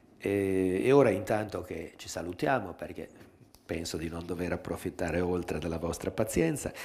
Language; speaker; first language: Italian; native; Italian